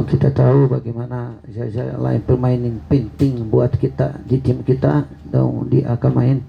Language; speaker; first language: Indonesian; non-native, fluent; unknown